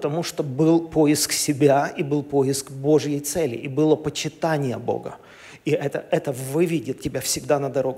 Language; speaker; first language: Russian; native; Russian